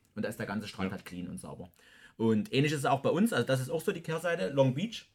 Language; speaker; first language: German; native; German